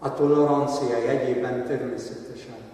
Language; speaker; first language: Hungarian; non-native, fluent; Arabic